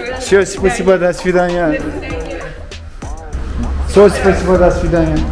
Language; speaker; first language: Russian; non-native, learner; Turkish